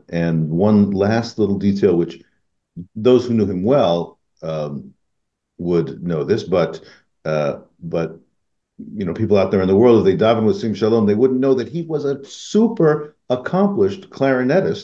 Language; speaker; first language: English; native; English